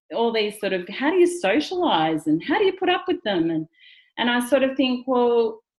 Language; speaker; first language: English; native; English